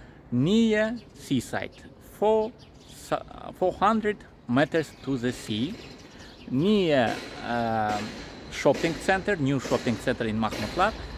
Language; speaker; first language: English; non-native, learner; Lezghian